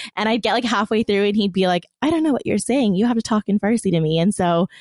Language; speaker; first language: English; early bilingual, other home language; Persian